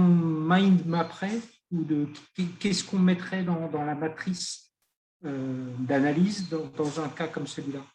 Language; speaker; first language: French; native; French